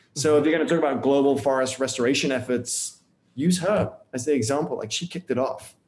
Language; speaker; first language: English; native; English